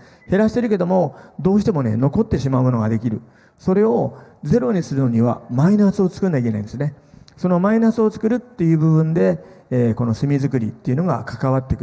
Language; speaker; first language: Japanese; native; Japanese